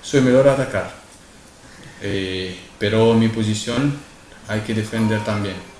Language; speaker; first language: Spanish; non-native, fluent; Arabic